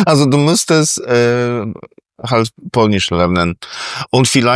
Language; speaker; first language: German; non-native, fluent; Polish